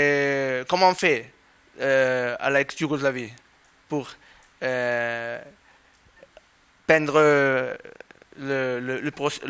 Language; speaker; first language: French; non-native, learner; Spanish